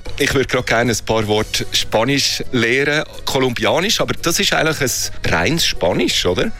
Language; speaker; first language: German; native; German